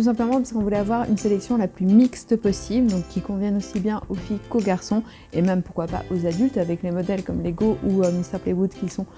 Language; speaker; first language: French; native; French